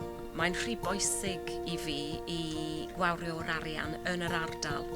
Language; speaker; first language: Welsh; non-native, learner; English